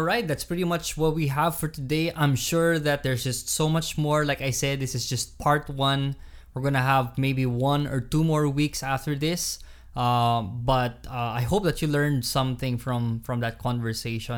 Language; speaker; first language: English; non-native, local second language; Hiligaynon